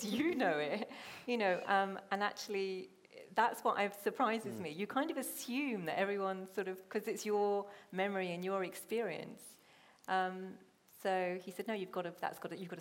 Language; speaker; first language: English; non-native, local second language; Punjabi